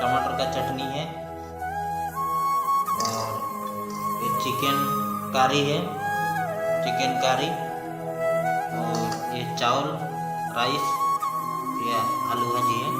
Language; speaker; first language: Hindi; non-native, local second language; Odia